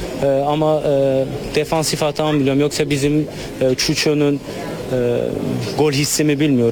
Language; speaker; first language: Turkish; native; Turkish